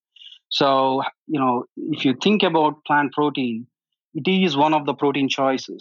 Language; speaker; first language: English; non-native, local second language; Telugu